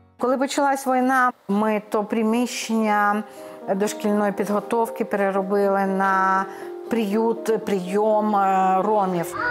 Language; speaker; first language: Ukrainian; non-native, local second language; Romany